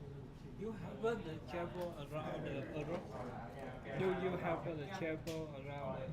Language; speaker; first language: English; non-native, learner; Vietnamese